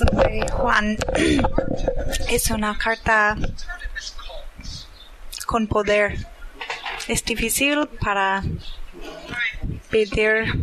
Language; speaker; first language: Spanish; non-native, learner; English